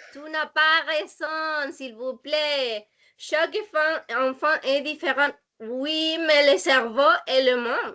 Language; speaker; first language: French; non-native, learner; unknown